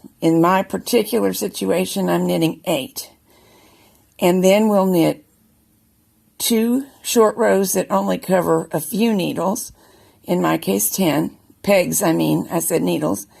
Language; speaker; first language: English; native; English